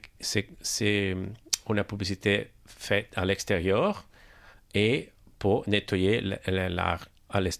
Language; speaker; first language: French; non-native, learner; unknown